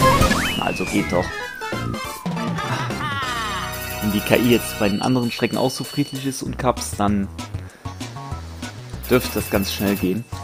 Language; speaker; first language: German; native; German